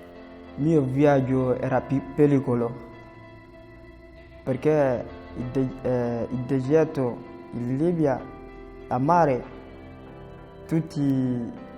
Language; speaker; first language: Italian; non-native, learner; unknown